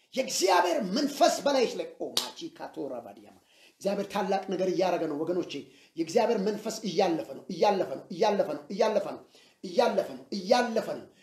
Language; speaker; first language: Amharic; native; Amharic